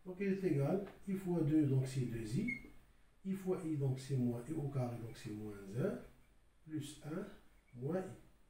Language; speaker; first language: French; non-native, local second language; Arabic